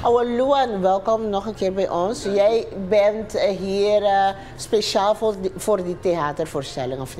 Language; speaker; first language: Dutch; non-native, local second language; Papiamento